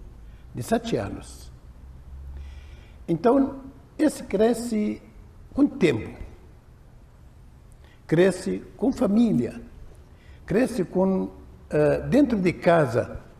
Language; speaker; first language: Portuguese; non-native, fluent; Arabic